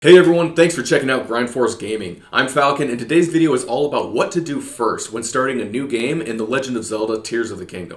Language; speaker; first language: English; native; English